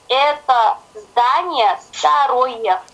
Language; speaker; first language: Russian; non-native, learner; Kazakh